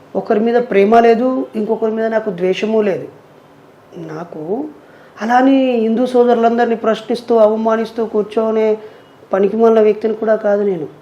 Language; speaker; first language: Telugu; native; Telugu